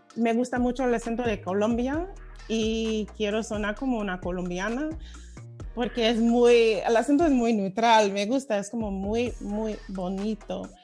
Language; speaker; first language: Spanish; non-native, fluent; English